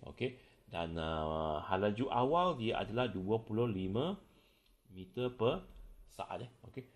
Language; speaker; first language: Malay; non-native, local second language; Chinese